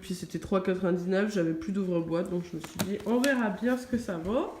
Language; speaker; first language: French; native; French